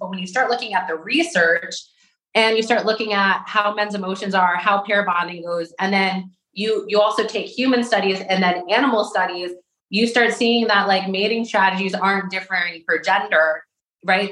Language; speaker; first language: English; native; English